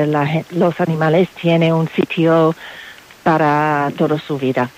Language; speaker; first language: Spanish; non-native, learner; English